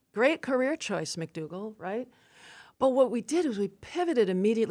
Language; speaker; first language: English; early bilingual, other home language; French